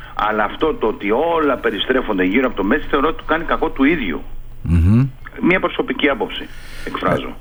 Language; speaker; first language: Greek; non-native, fluent; Spanish